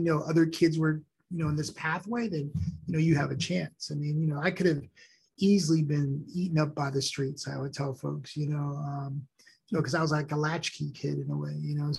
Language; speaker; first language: English; early bilingual, other home language; Haitian Creole